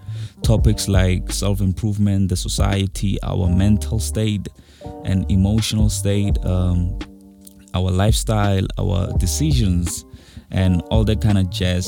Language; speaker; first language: English; non-native, local second language; Tswana